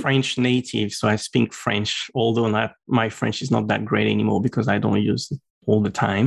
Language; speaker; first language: English; non-native, fluent; French